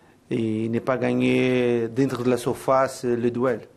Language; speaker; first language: French; non-native, learner; Portuguese